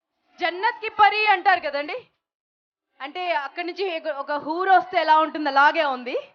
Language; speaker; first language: Telugu; native; Telugu